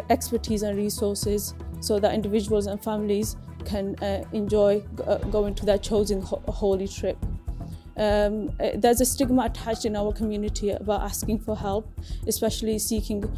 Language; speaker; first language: English; native; English